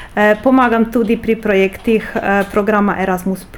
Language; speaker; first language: Slovenian; non-native, fluent; Polish